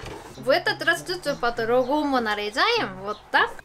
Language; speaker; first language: Russian; non-native, fluent; Korean